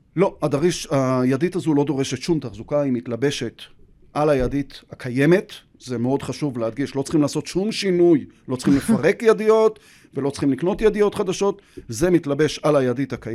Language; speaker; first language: Hebrew; native; Hebrew